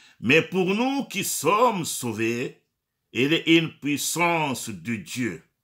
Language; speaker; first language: French; non-native, local second language; Lingala